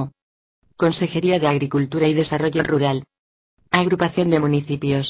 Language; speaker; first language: Spanish; native; Spanish